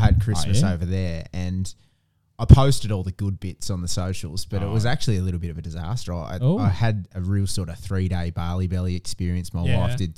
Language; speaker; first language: English; native; English